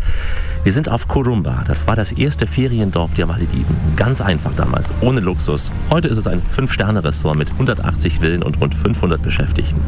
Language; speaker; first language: German; native; German